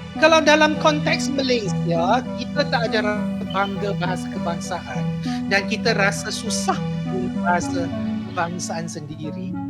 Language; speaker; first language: Malay; non-native, local second language; Chinese